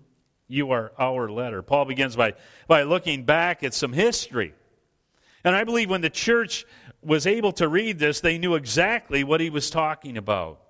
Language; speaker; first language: English; native; English